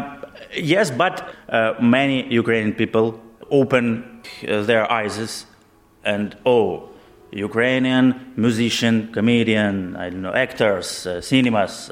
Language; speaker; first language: English; non-native, learner; Ukrainian